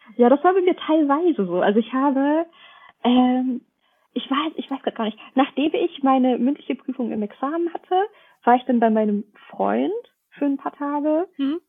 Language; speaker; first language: German; early bilingual, other home language; Russian